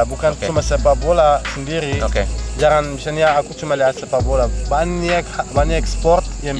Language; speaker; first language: Indonesian; non-native, fluent; Arabic